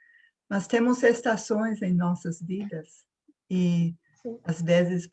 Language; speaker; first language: Portuguese; non-native, fluent; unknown